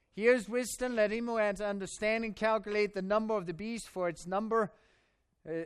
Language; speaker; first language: English; non-native, fluent; German